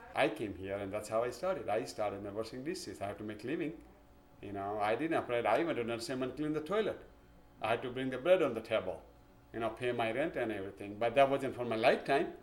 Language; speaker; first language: English; non-native, local second language; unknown